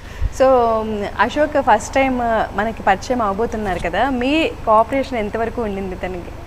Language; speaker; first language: Telugu; native; Telugu